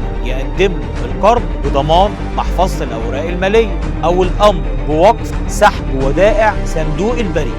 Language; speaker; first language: Arabic; native; Arabic